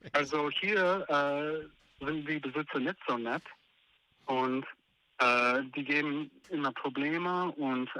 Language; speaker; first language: German; non-native, learner; English